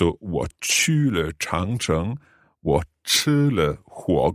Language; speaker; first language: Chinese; non-native, learner; English